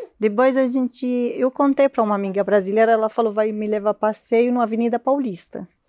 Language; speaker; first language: Portuguese; non-native, learner; Arabic